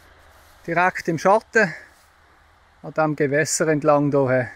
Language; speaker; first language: German; native; German